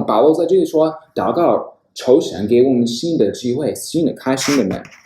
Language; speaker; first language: Chinese; non-native, fluent; English